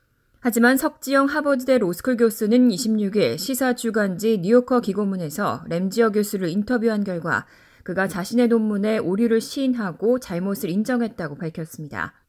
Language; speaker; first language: Korean; native; Korean